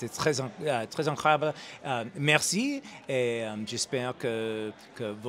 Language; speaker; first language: French; non-native, learner; English